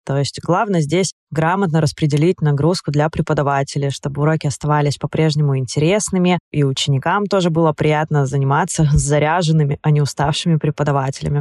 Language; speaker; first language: Russian; native; Russian